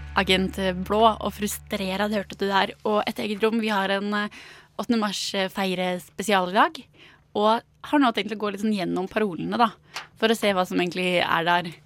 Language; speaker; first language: Norwegian; native; Norwegian